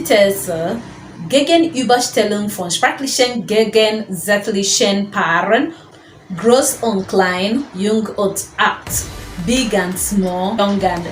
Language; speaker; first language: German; non-native, fluent; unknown